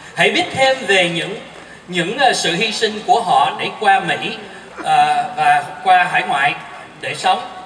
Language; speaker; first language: Vietnamese; early bilingual, heritage; Vietnamese